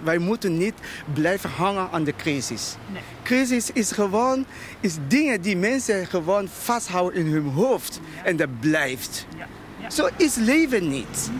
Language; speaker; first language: Dutch; non-native, fluent; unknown